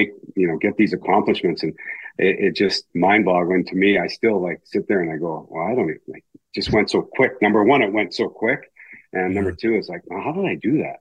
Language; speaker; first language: English; native; English